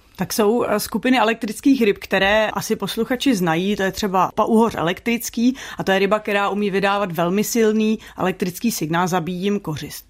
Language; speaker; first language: Czech; native; Czech